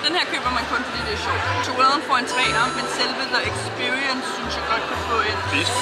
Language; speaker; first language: Danish; native; Danish